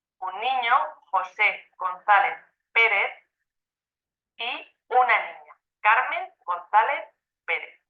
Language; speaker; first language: Spanish; non-native, learner; Ukrainian